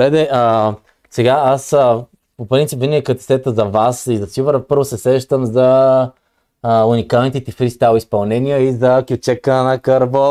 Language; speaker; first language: Bulgarian; native; Bulgarian